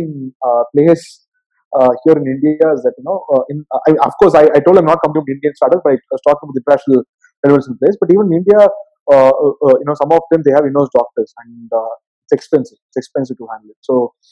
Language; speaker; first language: English; non-native, local second language; Tamil